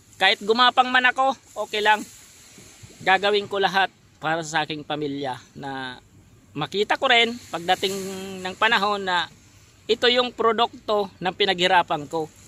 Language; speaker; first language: Filipino; non-native, local second language; Bikol